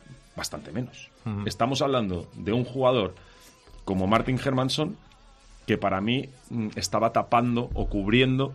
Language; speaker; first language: Spanish; native; Spanish